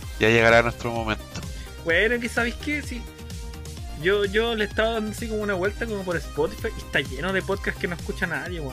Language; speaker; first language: Spanish; native; Spanish